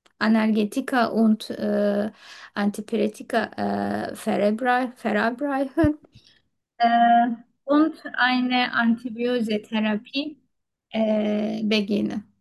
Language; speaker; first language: German; non-native, learner; Turkish